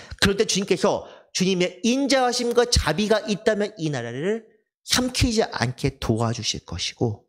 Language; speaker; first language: Korean; native; Korean